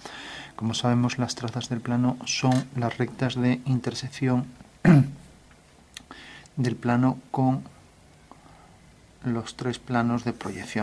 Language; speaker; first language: Spanish; native; Spanish